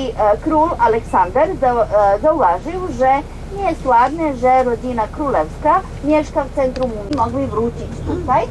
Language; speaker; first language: Polish; non-native, learner; Serbian